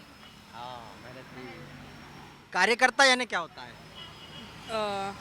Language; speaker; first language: Hindi; native; Hindi